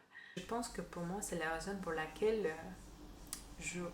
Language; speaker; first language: French; non-native, fluent; Russian